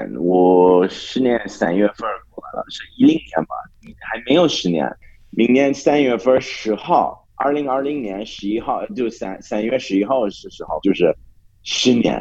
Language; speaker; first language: Chinese; non-native, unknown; English